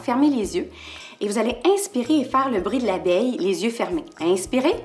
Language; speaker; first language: French; native; French